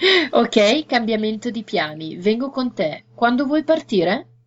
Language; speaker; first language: Italian; native; Italian